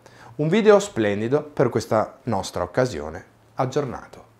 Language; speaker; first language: Italian; native; Italian